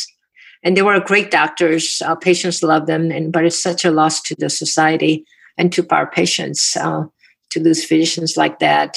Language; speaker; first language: English; non-native, fluent; Korean